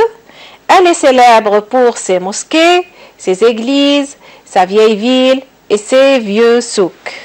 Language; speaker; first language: French; non-native, local second language; Arabic